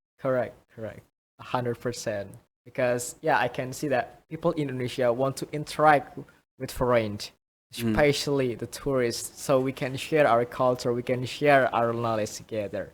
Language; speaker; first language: English; non-native, fluent; Indonesian